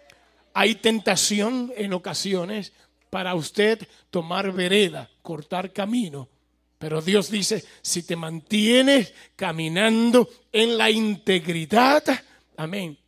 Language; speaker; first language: Spanish; native; Spanish